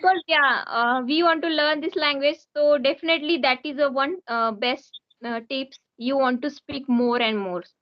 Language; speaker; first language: English; non-native, learner; Hindi